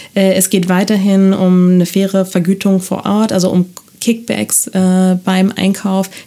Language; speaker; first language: German; non-native, fluent; Spanish